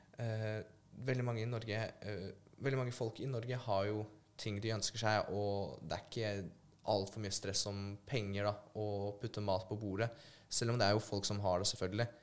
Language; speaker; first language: Norwegian; early bilingual, other home language; Polish